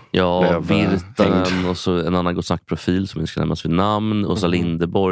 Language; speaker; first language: Swedish; native; Swedish